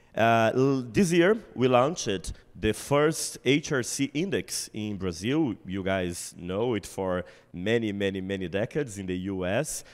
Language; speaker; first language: English; non-native, fluent; Portuguese